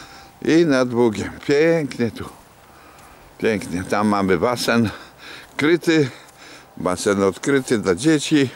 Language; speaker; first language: Polish; native; Polish